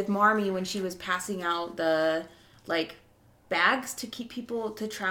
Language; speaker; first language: English; native; English